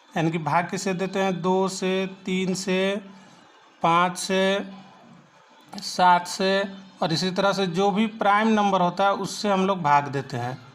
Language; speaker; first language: Hindi; native; Hindi